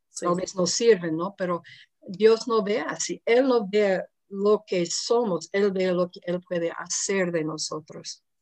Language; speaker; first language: Spanish; non-native, fluent; English